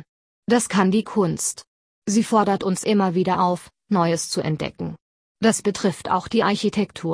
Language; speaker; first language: German; native; German